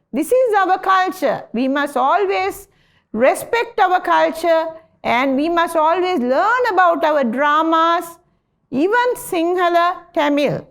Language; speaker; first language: English; non-native, local second language; Sinhala